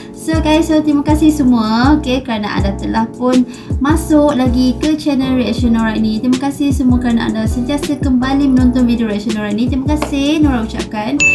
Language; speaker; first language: Malay; native; Malay